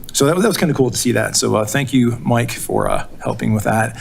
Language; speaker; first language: English; native; English